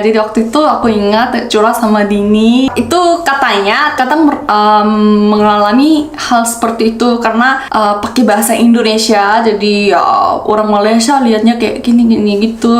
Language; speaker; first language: Indonesian; non-native, fluent; Korean